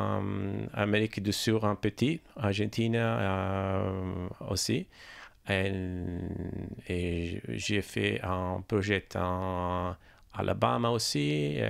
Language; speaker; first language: French; non-native, learner; Italian